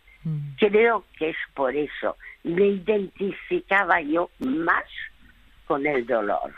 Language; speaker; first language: Spanish; early bilingual, other home language; French